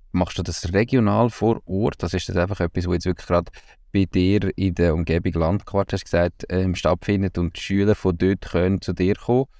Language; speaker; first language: German; native; German